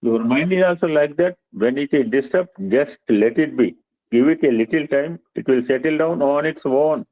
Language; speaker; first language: English; non-native, local second language; Telugu